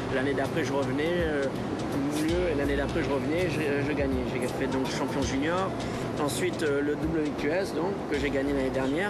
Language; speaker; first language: French; native; French